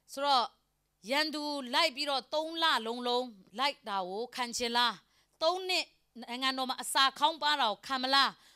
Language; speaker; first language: Burmese; non-native, local second language; Kachin